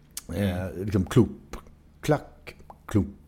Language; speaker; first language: Swedish; native; Swedish